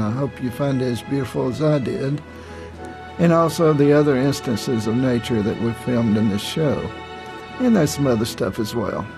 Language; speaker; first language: English; native; English